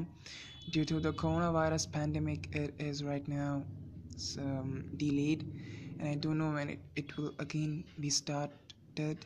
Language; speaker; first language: English; non-native, local second language; Bangla